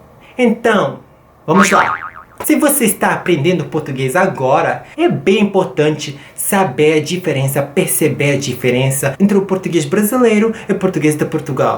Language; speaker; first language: Portuguese; non-native, fluent; English